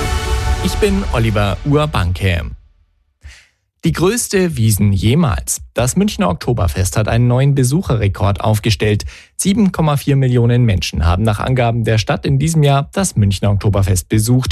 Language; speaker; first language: German; native; German